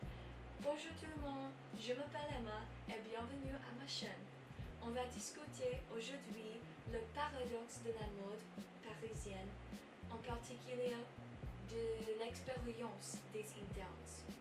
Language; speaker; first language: French; non-native, learner; English